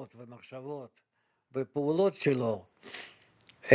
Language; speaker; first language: Hebrew; non-native, fluent; Russian